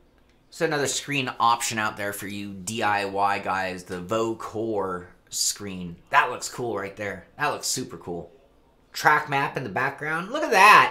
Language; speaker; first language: English; native; English